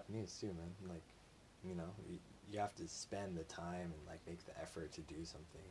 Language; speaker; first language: English; native; English